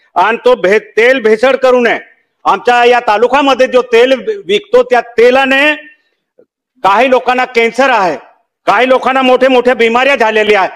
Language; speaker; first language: Marathi; non-native, local second language; Bhili